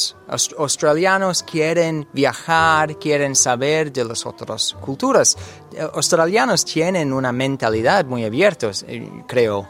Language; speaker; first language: Spanish; non-native, learner; English